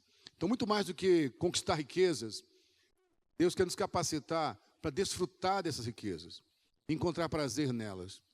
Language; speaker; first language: Portuguese; native; Portuguese